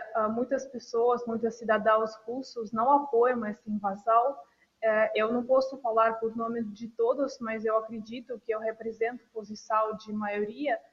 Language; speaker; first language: Portuguese; non-native, fluent; Russian